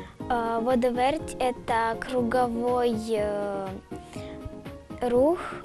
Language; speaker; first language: Ukrainian; non-native, local second language; Russian